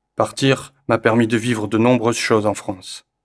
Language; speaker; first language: French; native; French